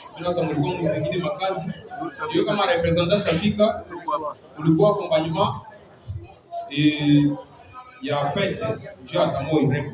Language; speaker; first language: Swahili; native; Swahili